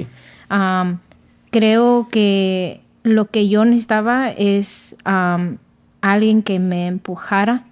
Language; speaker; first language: Spanish; early bilingual, other home language; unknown